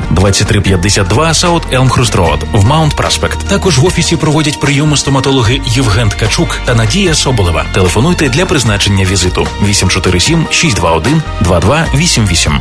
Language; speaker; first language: Ukrainian; native; Ukrainian